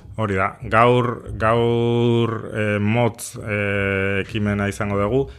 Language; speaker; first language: Basque; native; Basque